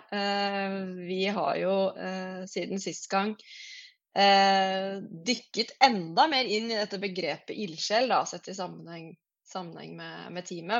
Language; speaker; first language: Norwegian; native; Norwegian